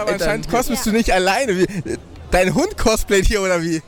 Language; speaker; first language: German; native; German